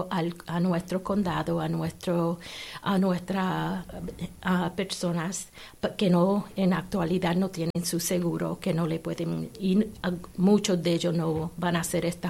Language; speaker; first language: Spanish; early bilingual, heritage; Spanish